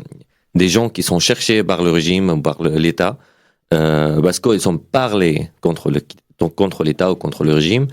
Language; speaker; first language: French; non-native, learner; Arabic